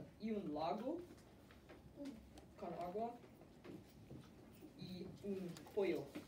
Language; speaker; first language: Spanish; non-native, learner; English